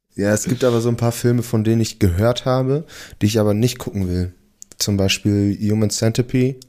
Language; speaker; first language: German; early bilingual, other home language; Portuguese